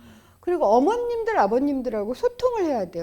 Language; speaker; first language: Korean; native; Korean